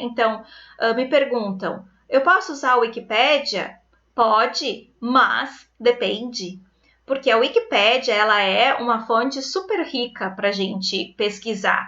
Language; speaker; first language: Portuguese; native; Portuguese